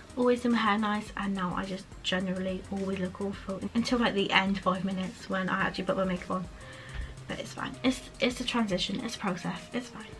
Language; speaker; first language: English; native; English